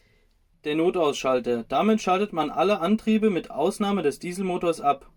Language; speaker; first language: German; native; German